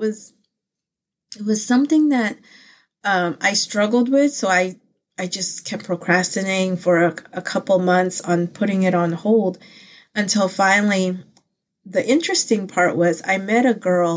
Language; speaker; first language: English; early bilingual, other home language; Pangasinan